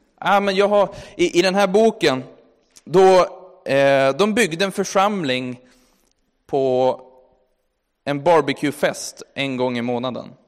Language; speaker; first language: Swedish; native; Swedish